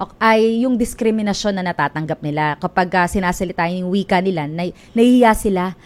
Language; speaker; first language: Filipino; native; Filipino